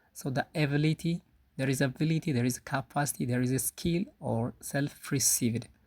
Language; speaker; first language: English; non-native, local second language; Amharic